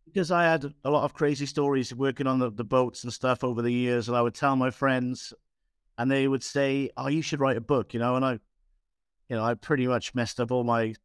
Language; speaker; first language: English; native; English